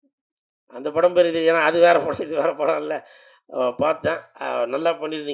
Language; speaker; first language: Tamil; native; Tamil